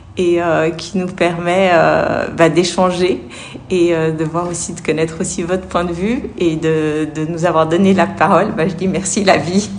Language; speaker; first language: French; native; French